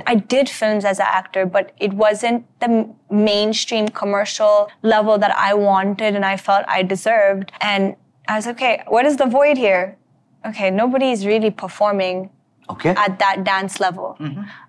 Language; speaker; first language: English; native; English